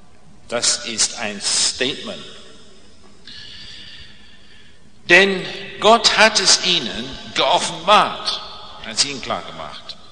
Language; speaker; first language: German; non-native, fluent; English